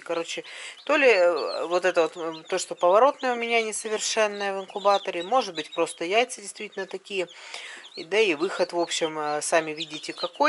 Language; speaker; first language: Russian; native; Russian